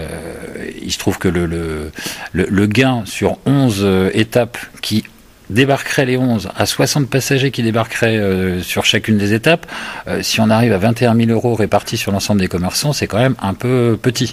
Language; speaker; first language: French; native; French